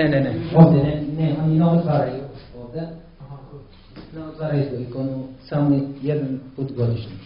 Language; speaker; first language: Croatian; non-native, learner; Arabic